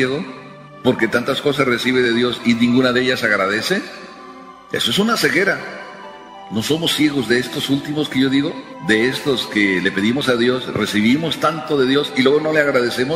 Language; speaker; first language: Spanish; native; Spanish